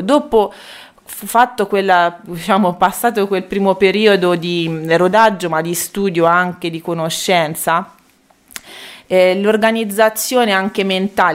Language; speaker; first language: Italian; native; Italian